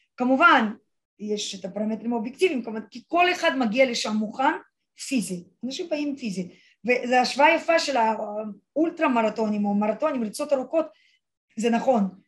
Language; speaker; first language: Hebrew; non-native, fluent; Russian